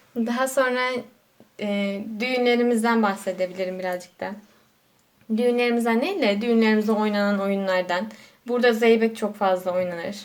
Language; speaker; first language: Turkish; native; Turkish